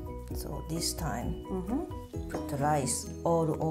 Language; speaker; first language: English; non-native, learner; Japanese